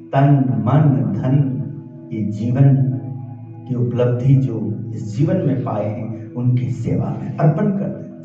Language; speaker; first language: Hindi; native; Hindi